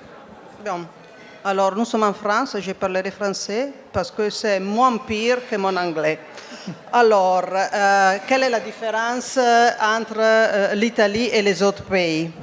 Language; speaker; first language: French; non-native, fluent; Italian